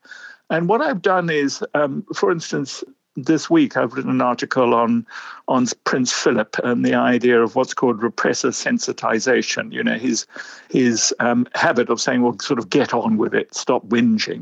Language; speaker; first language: English; native; English